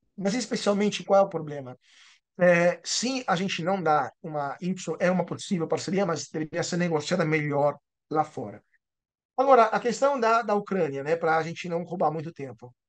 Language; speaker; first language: Portuguese; non-native, fluent; Italian